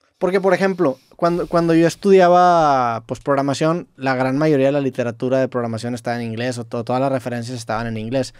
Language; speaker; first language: Spanish; native; Spanish